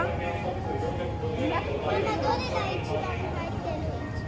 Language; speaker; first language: Japanese; early bilingual, heritage; Japanese